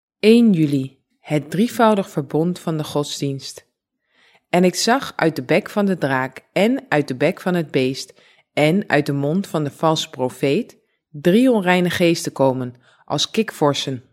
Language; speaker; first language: Dutch; native; Dutch